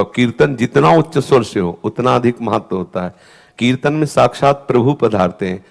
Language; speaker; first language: Hindi; native; Hindi